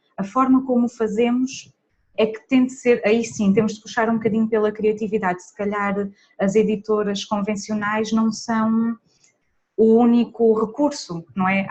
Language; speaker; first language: Portuguese; native; Portuguese